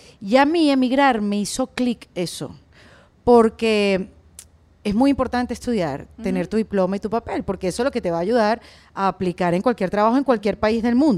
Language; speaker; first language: Spanish; native; Spanish